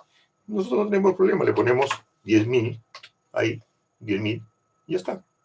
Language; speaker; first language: Spanish; native; Spanish